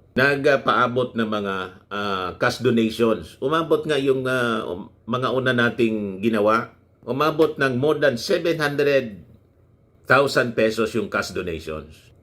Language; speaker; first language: Filipino; non-native, local second language; Bikol